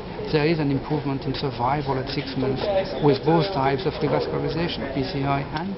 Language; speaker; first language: English; non-native, fluent; French